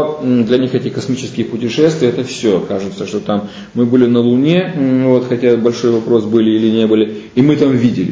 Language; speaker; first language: Russian; native; Russian